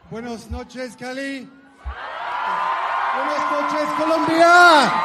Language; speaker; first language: Spanish; non-native, learner; English